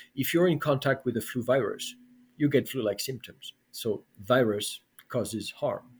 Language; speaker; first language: English; non-native, fluent; French